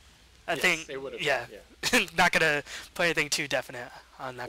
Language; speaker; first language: English; native; English